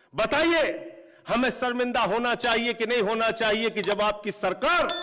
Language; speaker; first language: Hindi; native; Hindi